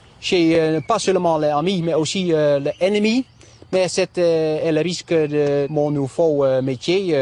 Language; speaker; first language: French; non-native, learner; Dutch